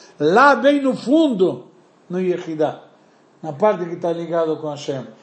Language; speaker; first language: Portuguese; non-native, fluent; Spanish